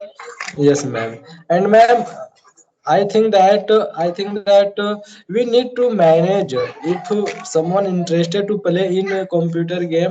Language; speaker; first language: English; non-native, learner; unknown